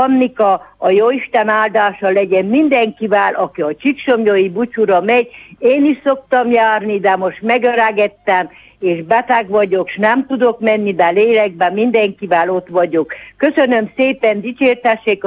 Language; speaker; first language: Hungarian; native; Hungarian